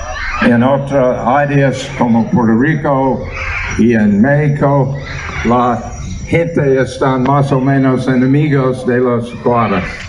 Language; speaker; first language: Spanish; non-native, learner; English